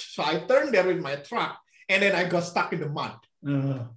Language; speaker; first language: English; non-native, fluent; Indonesian